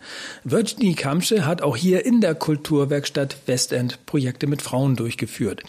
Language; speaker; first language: German; native; German